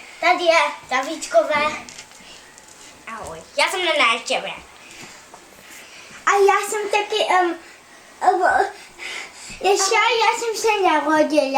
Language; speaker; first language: Czech; early bilingual, heritage; Czech